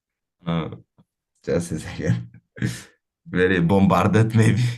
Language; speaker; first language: English; non-native, fluent; Uzbek